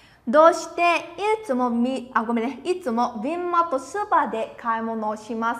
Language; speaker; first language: Japanese; non-native, fluent; Vietnamese